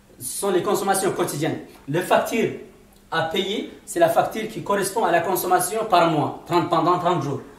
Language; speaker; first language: French; non-native, local second language; Arabic